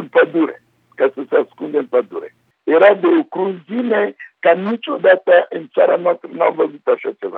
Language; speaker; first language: Romanian; non-native, fluent; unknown